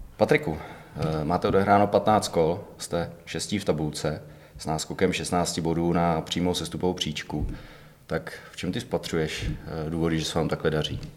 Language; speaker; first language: Czech; native; Czech